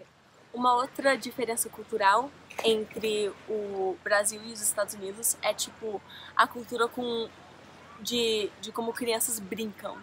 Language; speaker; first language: Portuguese; early bilingual, heritage; Portuguese